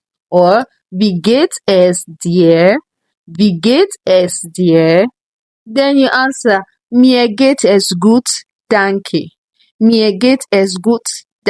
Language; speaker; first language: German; non-native, learner; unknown